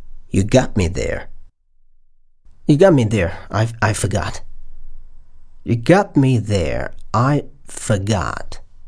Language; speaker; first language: English; non-native, fluent; Chinese